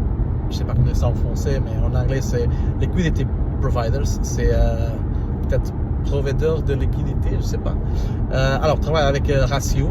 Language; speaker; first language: French; non-native, learner; Portuguese